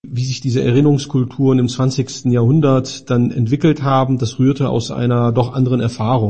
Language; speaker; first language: German; native; German